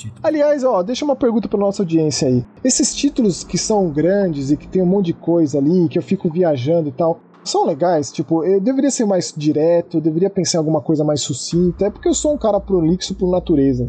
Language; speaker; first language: Portuguese; native; Portuguese